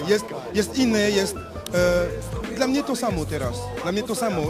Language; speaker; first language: Polish; non-native, learner; French